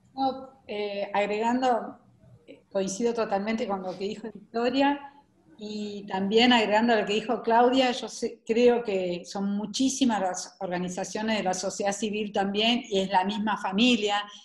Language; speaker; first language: Spanish; native; Spanish